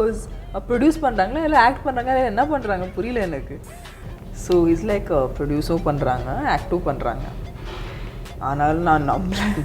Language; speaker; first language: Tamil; non-native, fluent; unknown